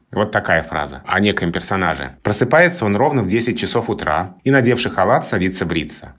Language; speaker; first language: Russian; native; Russian